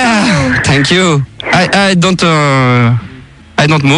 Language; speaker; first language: English; non-native, learner; French